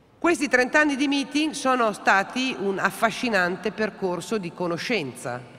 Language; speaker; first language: Italian; native; Italian